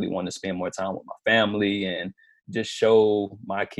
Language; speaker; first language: English; native; English